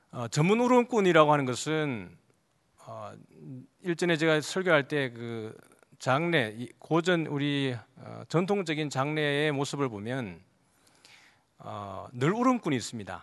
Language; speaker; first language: Korean; native; Korean